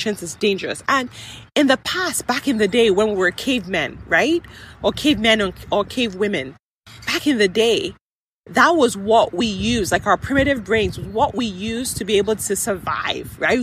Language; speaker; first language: English; non-native, local second language; Yoruba